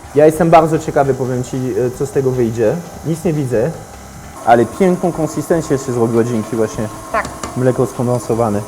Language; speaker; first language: Polish; non-native, fluent; French